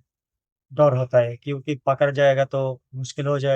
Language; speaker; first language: Hindi; non-native, learner; Bangla